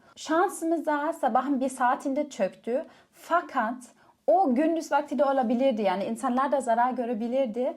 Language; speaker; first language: Turkish; non-native, fluent; German